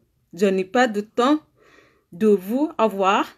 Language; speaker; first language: French; non-native, learner; Arabic